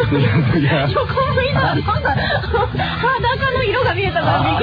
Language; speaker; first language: Japanese; native; Japanese